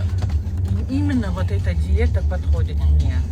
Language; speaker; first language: Russian; non-native, local second language; Chechen